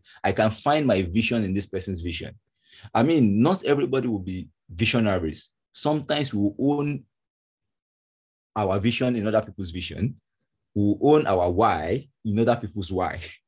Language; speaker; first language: English; non-native, local second language; Yoruba